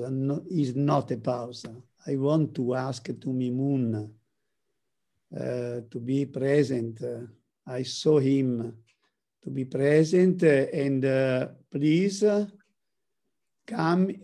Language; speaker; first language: English; non-native, learner; Italian